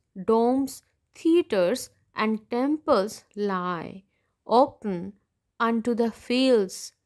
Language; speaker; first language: English; non-native, local second language; Bangla